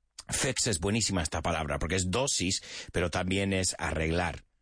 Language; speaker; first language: Spanish; non-native, fluent; English